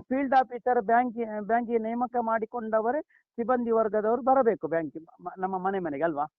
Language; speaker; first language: Kannada; non-native, local second language; Tulu